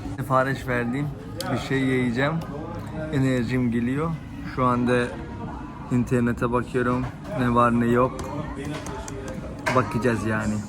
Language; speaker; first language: Turkish; non-native, learner; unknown